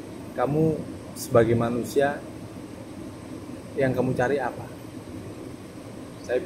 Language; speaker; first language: Indonesian; non-native, fluent; German